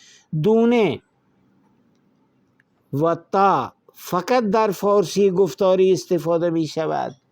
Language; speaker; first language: Persian; non-native, fluent; Urdu